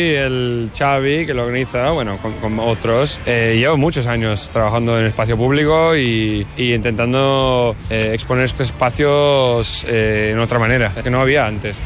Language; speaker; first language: Spanish; non-native, fluent; English